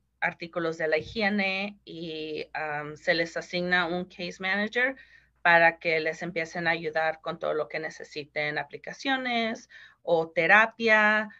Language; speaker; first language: Spanish; early bilingual, heritage; Spanish